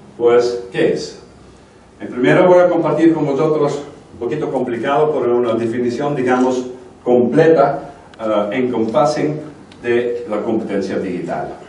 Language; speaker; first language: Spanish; non-native, fluent; Dutch